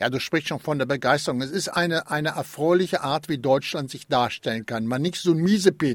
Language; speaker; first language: German; native; German